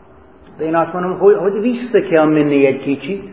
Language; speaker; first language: Hungarian; non-native, learner; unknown